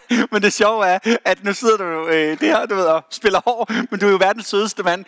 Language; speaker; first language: Danish; native; Danish